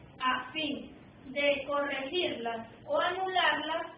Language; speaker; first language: Spanish; native; Spanish